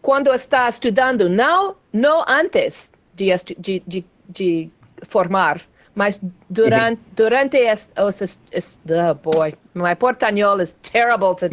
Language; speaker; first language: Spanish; non-native, learner; English